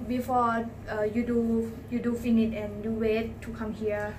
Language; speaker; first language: English; non-native, learner; Thai